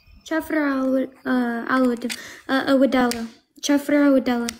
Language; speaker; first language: Amharic; non-native, learner; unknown